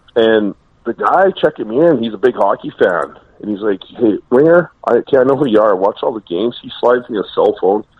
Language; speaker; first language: English; native; English